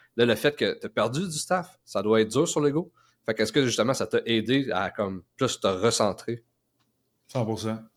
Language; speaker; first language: French; native; French